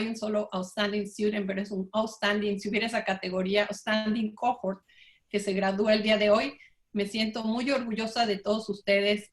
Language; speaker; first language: Spanish; native; Spanish